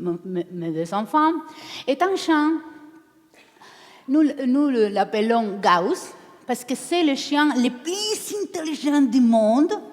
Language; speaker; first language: French; non-native, learner; Spanish